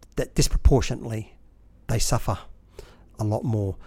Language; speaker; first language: English; native; English